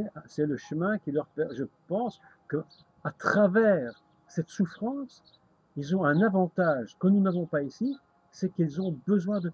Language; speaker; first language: French; native; French